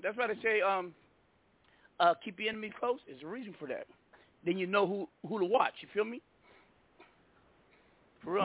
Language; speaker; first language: English; native; English